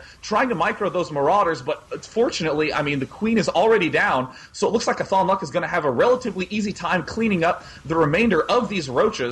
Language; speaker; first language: English; native; English